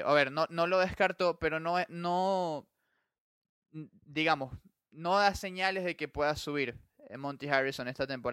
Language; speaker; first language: Spanish; native; Spanish